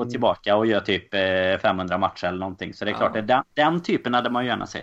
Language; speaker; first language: Swedish; native; Swedish